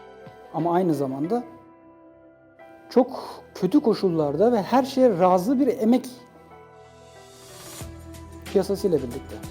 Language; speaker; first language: Turkish; native; Turkish